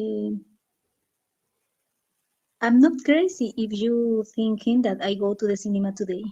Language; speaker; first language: English; non-native, learner; Spanish